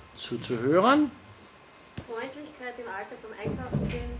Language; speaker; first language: German; non-native, fluent; English